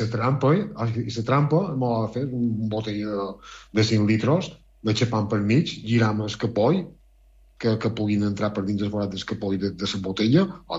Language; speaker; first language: Catalan; native; Catalan